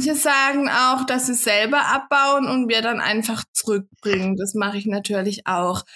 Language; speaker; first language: German; native; German